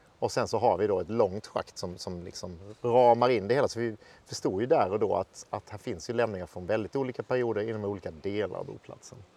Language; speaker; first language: Swedish; native; Swedish